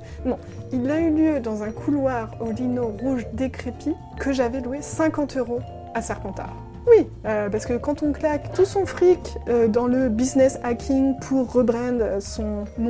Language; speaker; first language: French; native; French